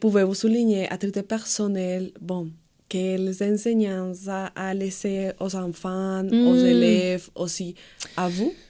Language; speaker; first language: French; non-native, fluent; Spanish